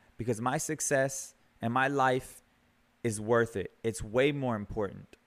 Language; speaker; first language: English; early bilingual, other home language; Spanish